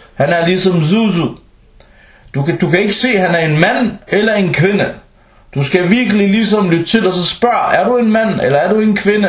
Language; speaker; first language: Danish; early bilingual, other home language; Arabic